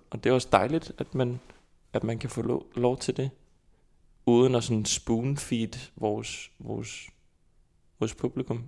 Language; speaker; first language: Danish; non-native, fluent; Icelandic